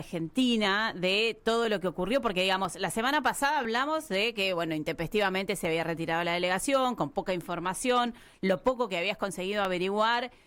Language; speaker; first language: Spanish; native; Spanish